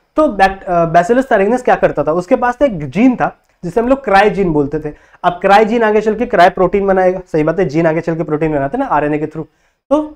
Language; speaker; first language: Hindi; native; Hindi